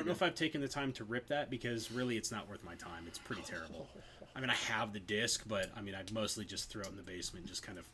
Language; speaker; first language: English; native; English